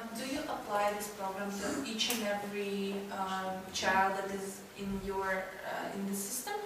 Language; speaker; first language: English; non-native, fluent; Russian